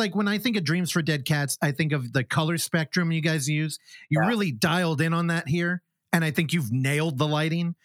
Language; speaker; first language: English; native; English